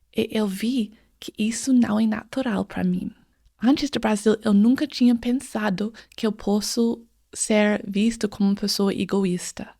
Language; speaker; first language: Portuguese; non-native, fluent; English